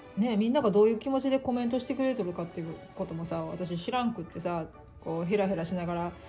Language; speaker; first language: Japanese; native; Japanese